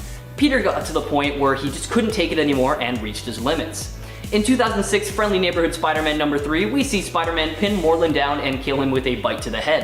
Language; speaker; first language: English; native; English